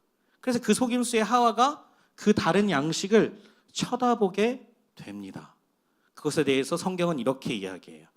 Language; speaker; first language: Korean; native; Korean